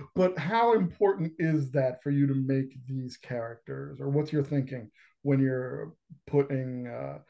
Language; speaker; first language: English; native; English